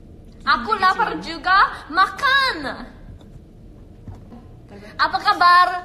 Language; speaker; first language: Indonesian; non-native, learner; Korean